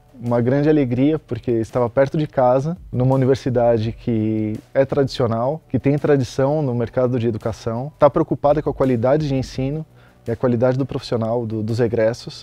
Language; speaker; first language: Portuguese; native; Portuguese